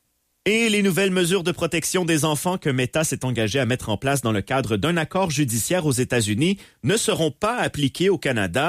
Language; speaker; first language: French; native; French